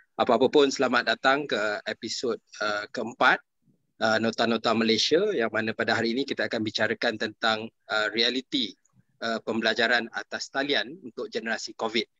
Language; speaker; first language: Malay; native; Malay